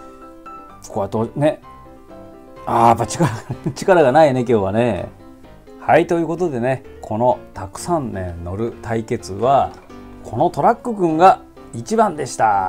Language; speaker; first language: Japanese; native; Japanese